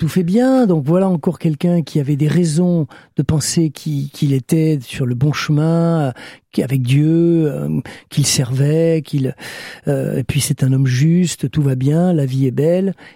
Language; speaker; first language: French; native; French